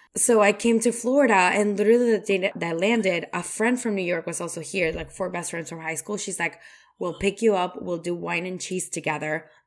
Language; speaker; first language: English; non-native, fluent; Spanish